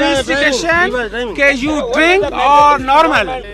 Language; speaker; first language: English; non-native, learner; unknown